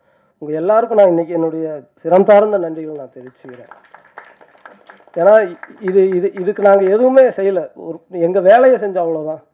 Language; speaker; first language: Tamil; native; Tamil